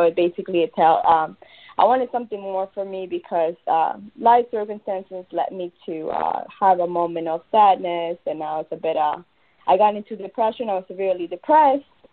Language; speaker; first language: English; early bilingual, other home language; Spanish